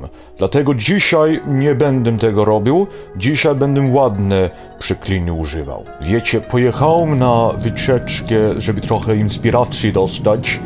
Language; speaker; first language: Polish; early bilingual, heritage; Polish